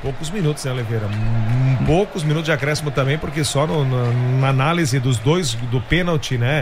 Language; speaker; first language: Portuguese; native; Portuguese